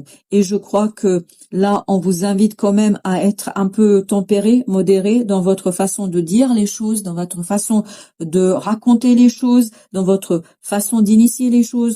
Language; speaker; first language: French; native; French